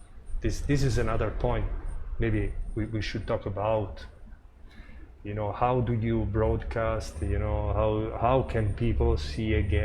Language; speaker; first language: English; non-native, fluent; Italian